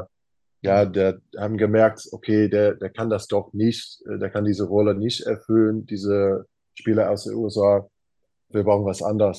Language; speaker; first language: German; non-native, fluent; English